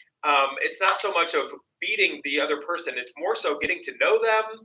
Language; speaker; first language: English; native; English